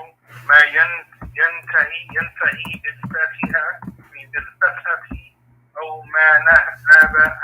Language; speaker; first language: Arabic; non-native, learner; English